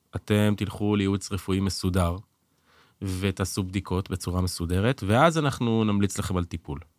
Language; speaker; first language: Hebrew; native; Hebrew